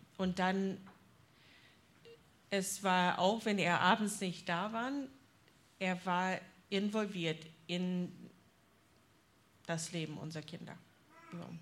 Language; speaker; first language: German; non-native, fluent; English